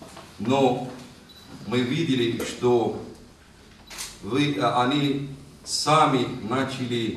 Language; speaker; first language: Russian; non-native, learner; Arabic